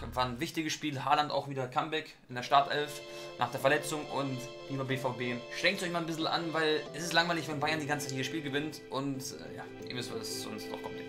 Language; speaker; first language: German; native; German